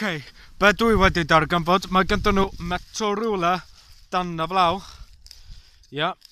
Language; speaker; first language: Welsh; non-native, learner; English